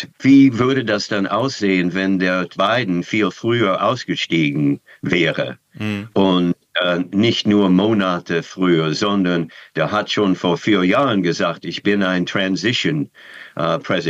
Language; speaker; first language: German; non-native, fluent; English